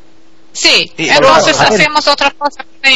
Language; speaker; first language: Spanish; non-native, learner; Swedish